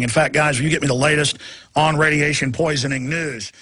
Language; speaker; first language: English; native; English